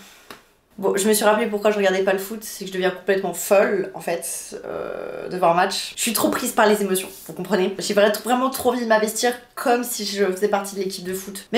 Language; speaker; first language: French; native; French